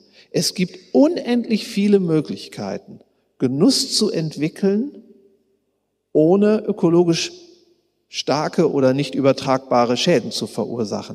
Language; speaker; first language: German; native; German